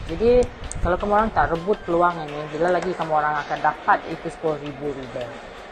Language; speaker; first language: Malay; non-native, local second language; Iban